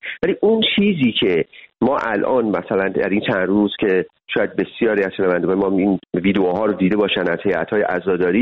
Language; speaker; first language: Persian; native; Persian